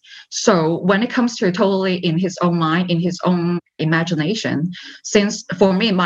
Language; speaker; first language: English; non-native, local second language; Cantonese